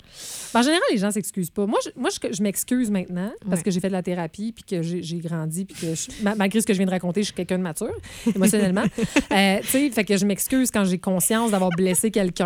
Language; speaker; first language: French; native; French